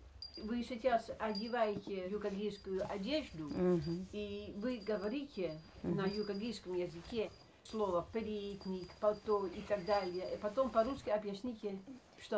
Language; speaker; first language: Russian; non-native, fluent; Dutch